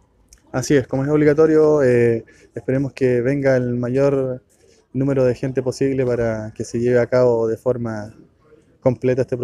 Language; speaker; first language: Spanish; native; Spanish